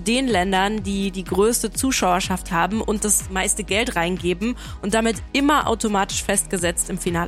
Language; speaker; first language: German; native; German